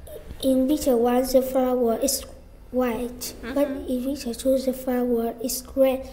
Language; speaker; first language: English; non-native, learner; Vietnamese